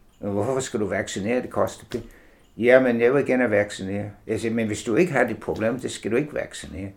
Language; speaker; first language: Danish; non-native, fluent; English